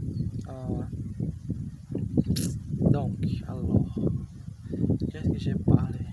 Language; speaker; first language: French; non-native, learner; Portuguese